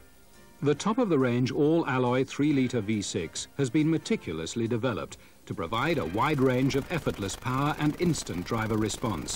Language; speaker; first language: English; native; English